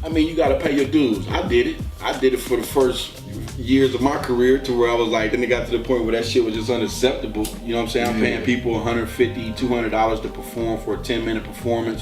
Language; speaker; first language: English; native; English